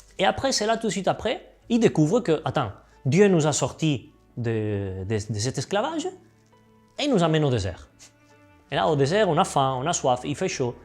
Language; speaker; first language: French; non-native, fluent; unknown